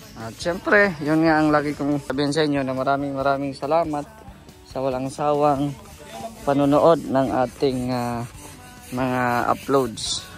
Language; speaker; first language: Filipino; non-native, local second language; Cebuano